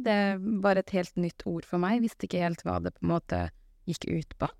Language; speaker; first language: Norwegian; native; Norwegian